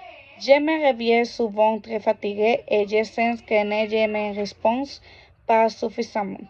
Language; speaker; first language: French; non-native, learner; Spanish